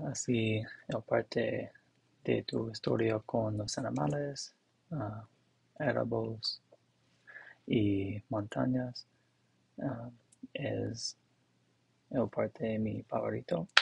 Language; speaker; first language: Spanish; non-native, learner; English